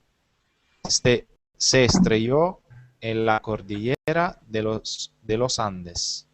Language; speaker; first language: Spanish; non-native, learner; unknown